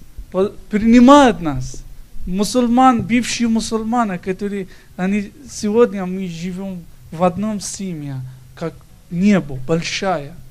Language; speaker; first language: Russian; non-native, learner; Persian